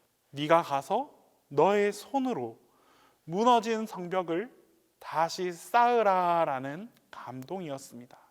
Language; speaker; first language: Korean; native; Korean